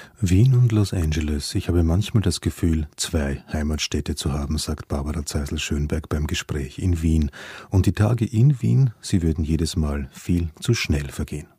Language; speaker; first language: German; native; German